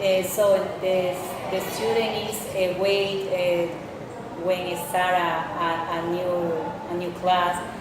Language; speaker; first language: English; non-native, learner; Spanish